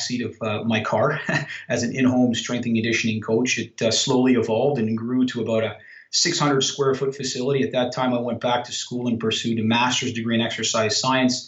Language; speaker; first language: English; native; English